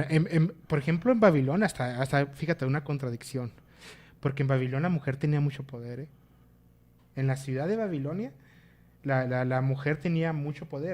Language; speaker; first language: Spanish; native; Spanish